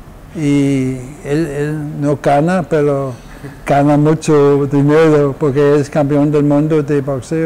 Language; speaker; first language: Spanish; non-native, fluent; Danish